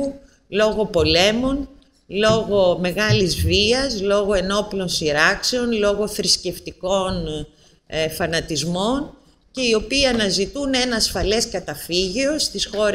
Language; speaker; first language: Greek; native; Greek